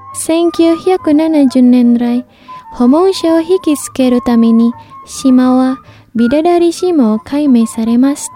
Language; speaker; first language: Japanese; non-native, fluent; Indonesian